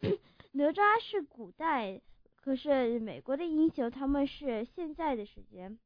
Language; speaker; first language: Chinese; early bilingual, heritage; English